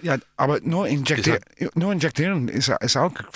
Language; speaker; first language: German; non-native, learner; English